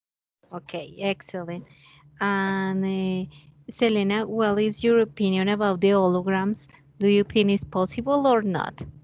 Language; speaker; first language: English; non-native, learner; Spanish